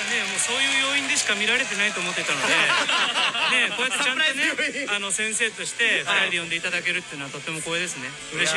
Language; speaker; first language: Japanese; native; Japanese